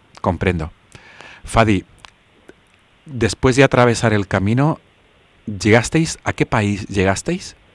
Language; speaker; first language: Spanish; native; Spanish